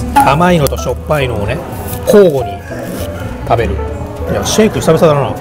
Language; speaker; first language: Japanese; native; Japanese